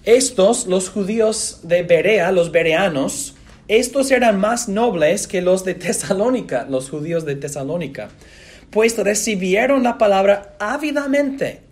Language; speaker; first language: Spanish; non-native, fluent; English